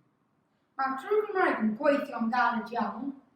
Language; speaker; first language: Welsh; non-native, learner; English